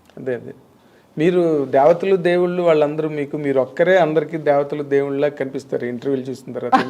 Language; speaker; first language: Telugu; native; Telugu